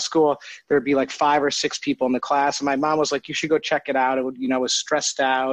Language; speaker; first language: English; native; English